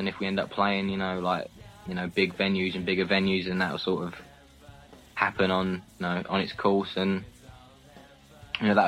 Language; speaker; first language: English; native; English